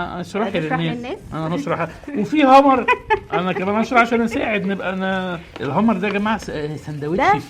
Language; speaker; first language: Arabic; native; Arabic